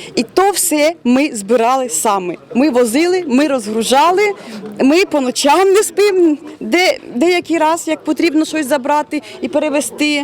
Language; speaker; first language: Ukrainian; native; Ukrainian